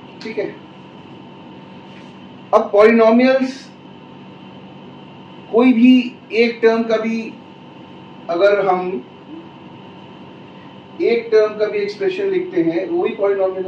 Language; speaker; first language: Hindi; native; Hindi